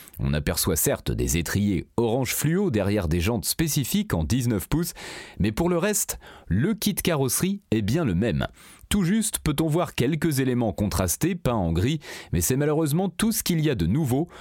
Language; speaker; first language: French; native; French